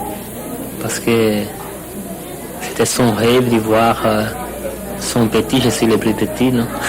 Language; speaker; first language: French; non-native, fluent; Portuguese